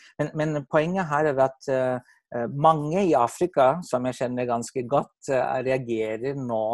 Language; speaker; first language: Norwegian; non-native, fluent; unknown